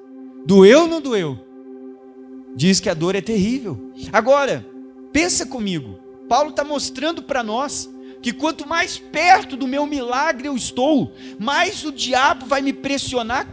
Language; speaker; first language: Portuguese; native; Portuguese